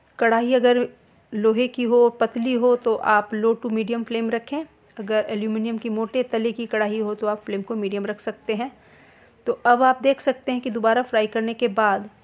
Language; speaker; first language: Hindi; native; Hindi